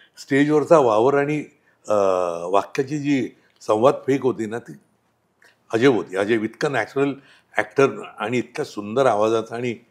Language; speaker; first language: Marathi; native; Marathi